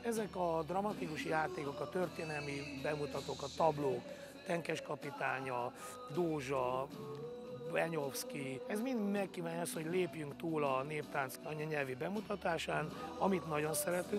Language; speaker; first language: Hungarian; native; Hungarian